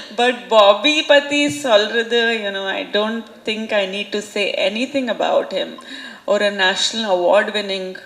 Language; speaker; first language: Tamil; non-native, fluent; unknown